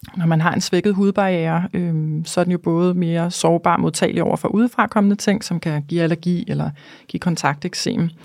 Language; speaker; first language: Danish; native; Danish